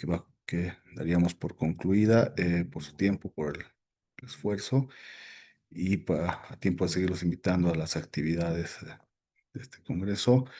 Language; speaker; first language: Spanish; native; Spanish